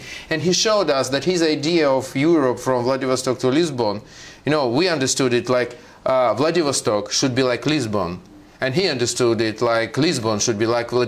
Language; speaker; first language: English; non-native, fluent; Russian